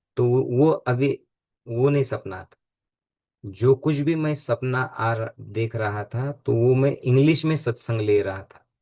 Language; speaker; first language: Hindi; non-native, local second language; Marathi